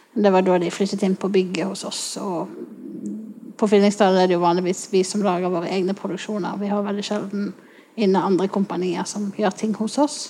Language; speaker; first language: Norwegian; native; Norwegian